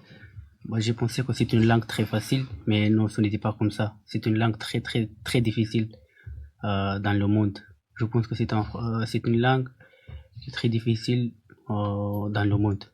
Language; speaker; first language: French; non-native, learner; Pashto